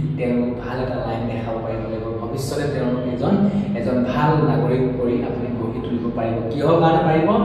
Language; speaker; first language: Assamese; native; Assamese